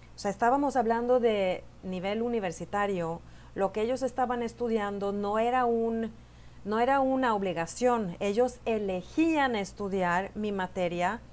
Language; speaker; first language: Spanish; non-native, fluent; Swedish